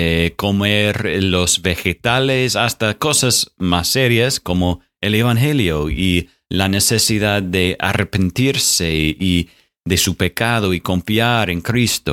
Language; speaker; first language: Spanish; non-native, fluent; English